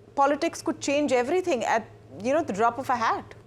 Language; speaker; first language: English; non-native, local second language; Hindi